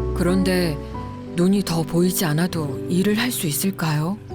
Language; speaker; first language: Korean; native; Korean